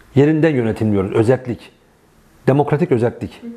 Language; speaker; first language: Turkish; native; Turkish